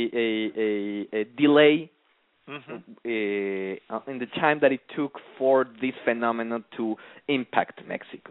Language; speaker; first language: English; non-native, fluent; Spanish